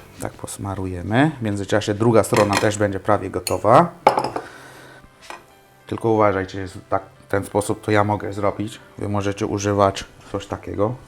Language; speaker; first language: Polish; non-native, fluent; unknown